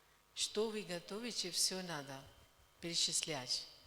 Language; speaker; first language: Russian; non-native, learner; Hindi